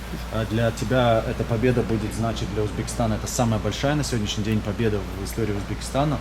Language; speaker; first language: Russian; native; Russian